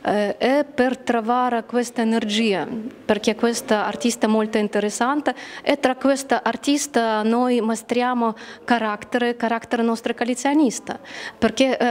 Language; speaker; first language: Italian; non-native, learner; Russian